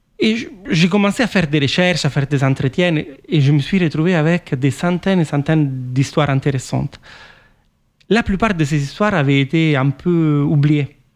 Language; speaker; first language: French; non-native, fluent; Italian